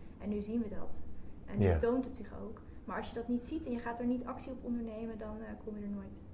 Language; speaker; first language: Dutch; native; Dutch